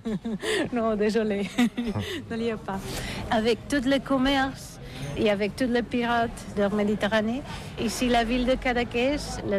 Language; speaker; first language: French; non-native, learner; Catalan